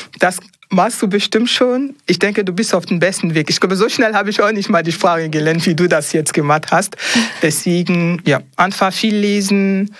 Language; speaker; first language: German; non-native, fluent; French